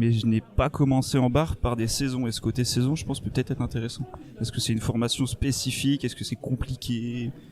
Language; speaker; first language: French; native; French